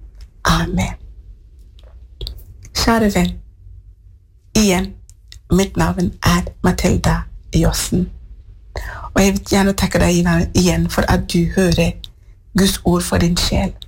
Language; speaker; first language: Swedish; non-native, learner; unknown